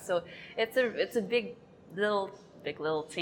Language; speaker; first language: English; non-native, local second language; Filipino